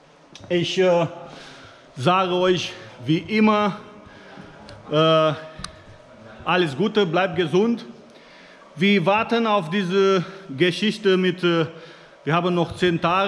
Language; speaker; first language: German; non-native, fluent; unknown